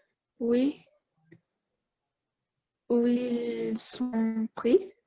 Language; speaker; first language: French; non-native, learner; Spanish